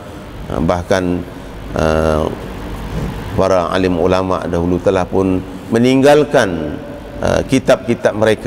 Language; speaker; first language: Malay; native; Malay